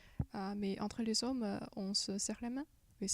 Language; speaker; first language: French; non-native, fluent; Chinese